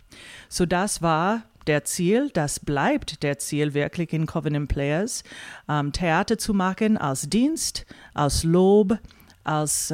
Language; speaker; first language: German; non-native, fluent; English